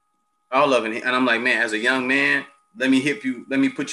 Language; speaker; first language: English; native; English